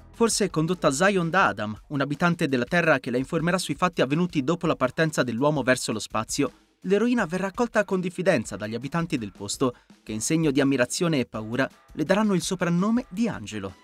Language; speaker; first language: Italian; native; Italian